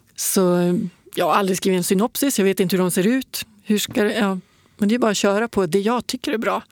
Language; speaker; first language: Swedish; native; Swedish